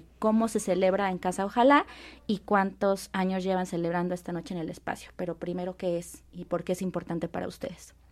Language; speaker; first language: Spanish; native; Spanish